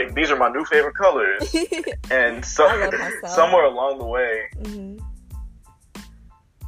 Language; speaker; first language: English; native; English